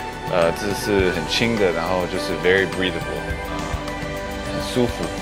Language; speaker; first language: Chinese; early bilingual, heritage; English